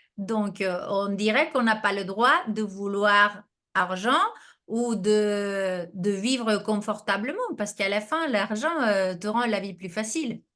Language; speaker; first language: French; non-native, fluent; Spanish